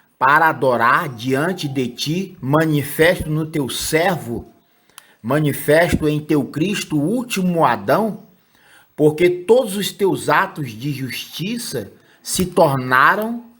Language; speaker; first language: Portuguese; native; Portuguese